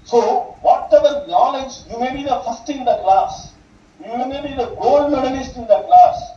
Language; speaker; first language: English; non-native, local second language; Tamil